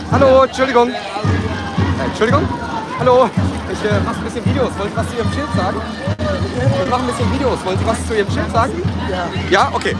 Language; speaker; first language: German; native; German